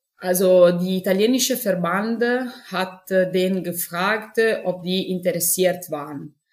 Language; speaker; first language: German; non-native, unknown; Italian